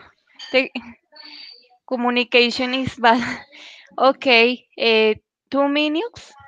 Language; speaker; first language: English; non-native, learner; Spanish